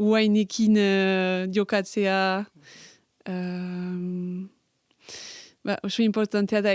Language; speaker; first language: Basque; non-native, local second language; French